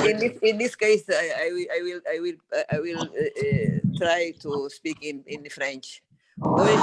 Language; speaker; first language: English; non-native, learner; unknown